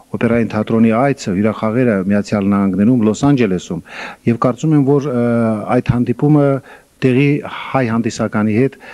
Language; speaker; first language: Armenian; native; Armenian